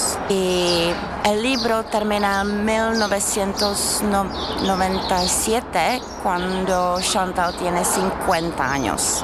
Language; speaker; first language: Spanish; non-native, fluent; Czech